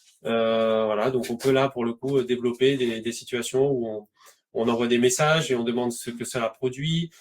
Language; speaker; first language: French; native; French